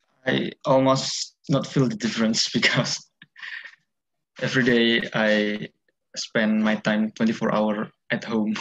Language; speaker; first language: English; non-native, learner; Indonesian